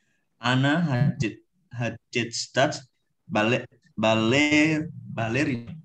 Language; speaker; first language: Russian; non-native, learner; Indonesian